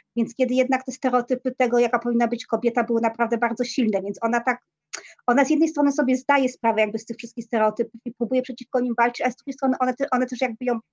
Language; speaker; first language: Polish; native; Polish